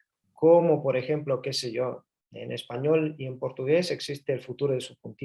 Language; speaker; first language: Spanish; early bilingual, heritage; Spanish